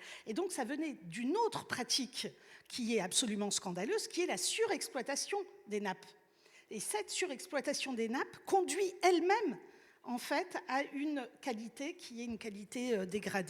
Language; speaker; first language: French; native; French